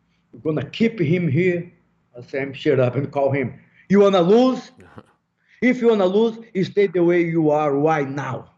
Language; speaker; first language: English; non-native, fluent; Portuguese